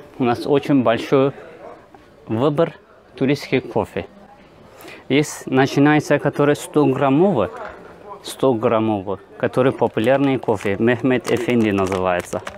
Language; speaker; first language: Russian; non-native, learner; Turkish